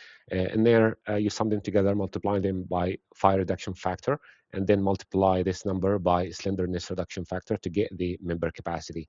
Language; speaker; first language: English; non-native, fluent; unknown